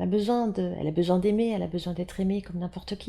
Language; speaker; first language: French; native; French